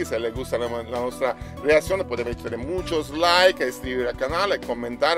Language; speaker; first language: Spanish; non-native, learner; Italian